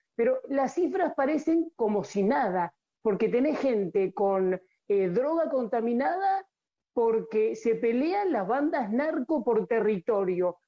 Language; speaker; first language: Spanish; native; Spanish